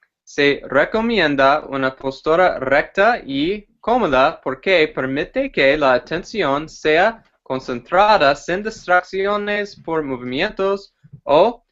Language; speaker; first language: Spanish; non-native, fluent; English